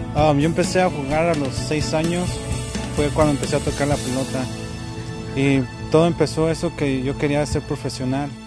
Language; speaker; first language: Spanish; early bilingual, heritage; Spanish